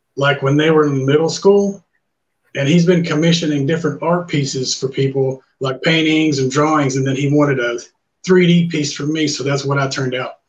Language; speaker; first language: English; native; English